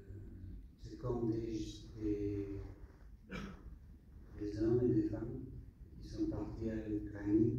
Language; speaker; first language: French; non-native, fluent; English